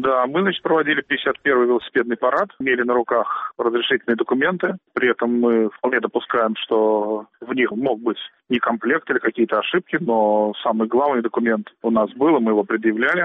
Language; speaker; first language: Russian; native; Russian